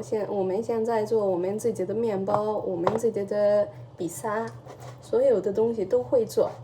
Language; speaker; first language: Chinese; early bilingual, heritage; Chinese